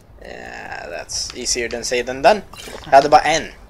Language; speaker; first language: English; non-native, fluent; Swedish